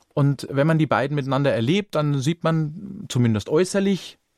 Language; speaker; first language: German; native; German